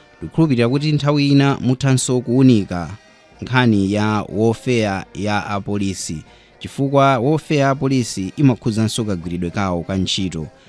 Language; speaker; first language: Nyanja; native; Nyanja